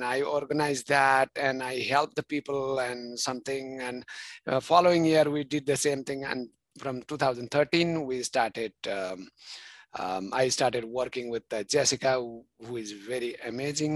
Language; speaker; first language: English; non-native, fluent; Nepali